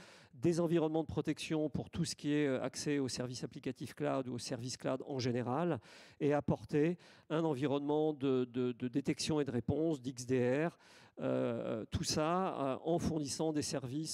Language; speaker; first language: French; native; French